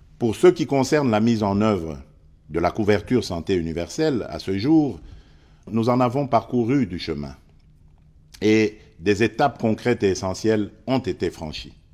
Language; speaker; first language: French; non-native, local second language; Luba-Lulua